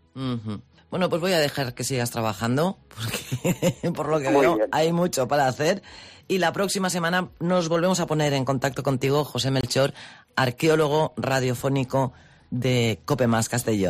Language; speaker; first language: Spanish; native; Spanish